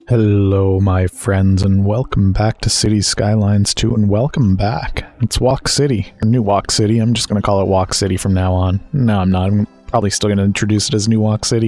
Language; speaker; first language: English; native; English